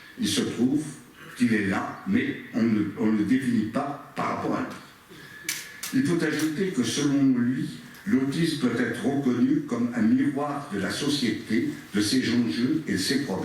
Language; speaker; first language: French; native; French